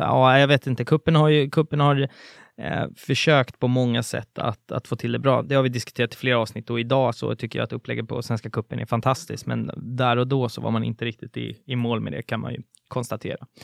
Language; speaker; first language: Swedish; native; Swedish